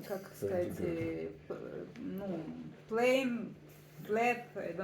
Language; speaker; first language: English; non-native, learner; Russian